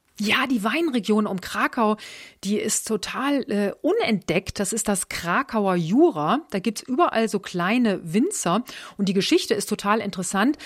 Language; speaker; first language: German; native; German